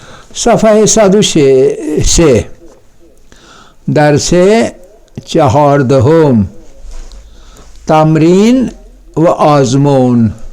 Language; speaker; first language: Persian; non-native, fluent; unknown